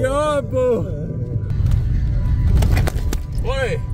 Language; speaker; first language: Spanish; non-native, learner; French